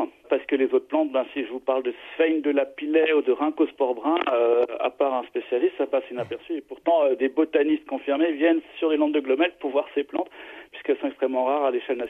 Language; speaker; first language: French; native; French